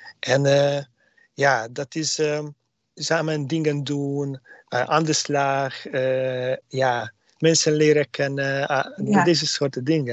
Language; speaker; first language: Dutch; non-native, learner; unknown